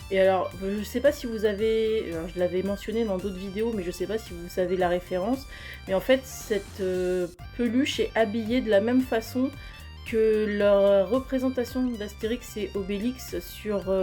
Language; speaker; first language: French; native; French